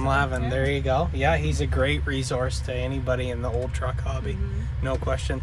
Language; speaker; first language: English; native; English